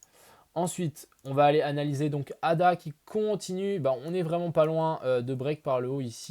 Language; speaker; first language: French; native; French